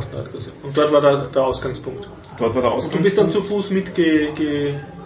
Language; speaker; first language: German; native; German